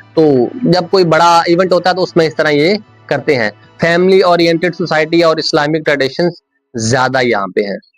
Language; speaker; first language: Urdu; non-native, local second language; Punjabi